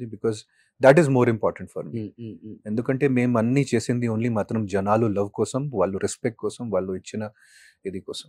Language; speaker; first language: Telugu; non-native, fluent; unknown